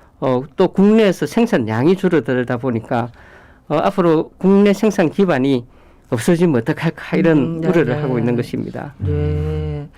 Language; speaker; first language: Korean; native; Korean